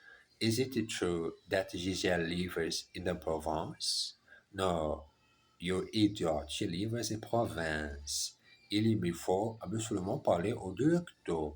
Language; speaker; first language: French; non-native, learner; German